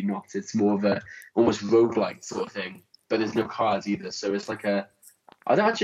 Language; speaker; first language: English; native; English